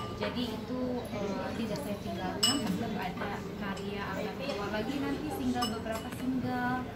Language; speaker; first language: Indonesian; native; Indonesian